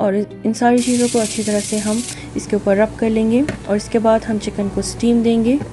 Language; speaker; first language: Urdu; native; Urdu